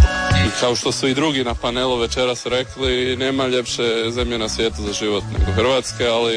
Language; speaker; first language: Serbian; early bilingual, heritage; Croatian